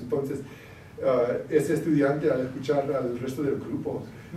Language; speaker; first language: Spanish; early bilingual, heritage; Spanish